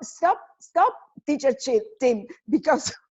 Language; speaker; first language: English; non-native, fluent; Italian